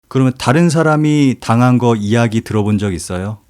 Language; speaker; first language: Korean; native; Korean